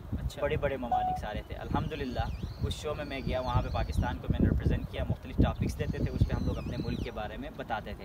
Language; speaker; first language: Urdu; non-native, local second language; Balti